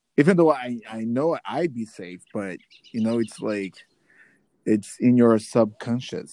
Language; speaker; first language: English; non-native, fluent; Portuguese